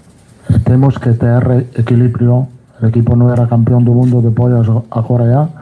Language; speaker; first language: Portuguese; non-native, learner; Italian